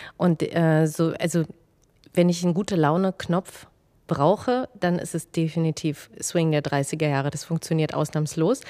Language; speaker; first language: German; non-native, fluent; Russian